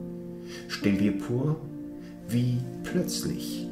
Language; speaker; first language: German; native; German